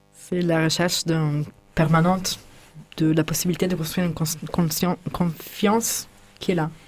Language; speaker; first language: French; non-native, fluent; Italian